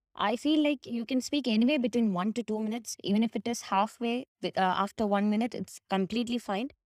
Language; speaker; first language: English; non-native, local second language; Malayalam